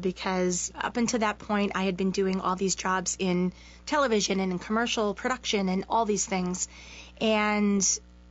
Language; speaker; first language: English; native; English